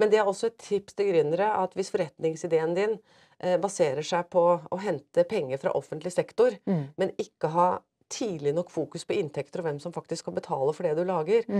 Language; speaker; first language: Norwegian; native; Norwegian